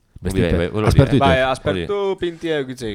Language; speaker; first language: Basque; native; Basque